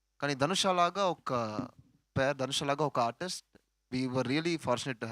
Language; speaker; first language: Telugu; non-native, learner; Tamil